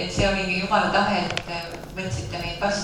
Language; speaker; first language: Finnish; non-native, learner; Estonian